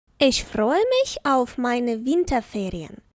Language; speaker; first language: German; non-native, fluent; Ukrainian